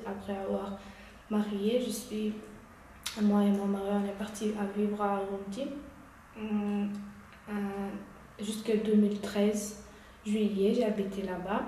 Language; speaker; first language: French; non-native, learner; Uyghur